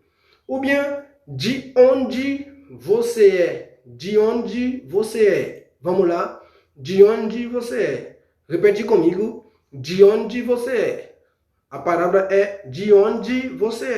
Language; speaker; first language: Portuguese; non-native, fluent; Haitian Creole